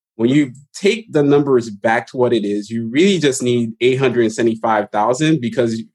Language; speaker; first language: English; early bilingual, other home language; Haitian Creole